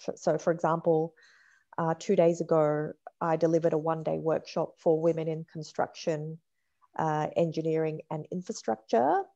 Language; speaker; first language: English; native; English